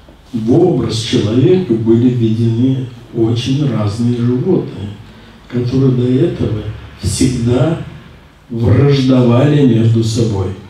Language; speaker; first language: Czech; non-native, learner; Russian